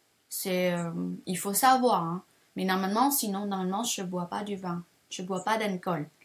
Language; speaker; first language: French; non-native, fluent; Thai